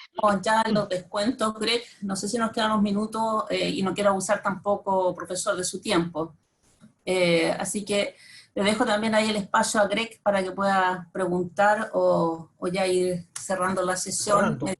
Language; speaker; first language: Spanish; native; Spanish